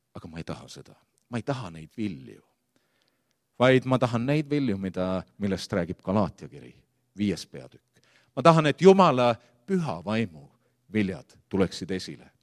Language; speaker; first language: Estonian; native; Estonian